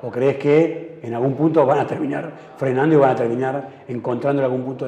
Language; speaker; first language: Spanish; native; Spanish